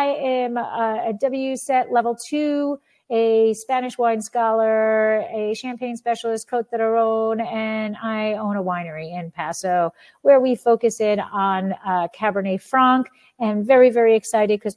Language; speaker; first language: English; native; English